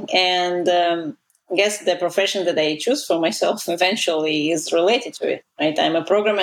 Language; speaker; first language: English; non-native, fluent; Russian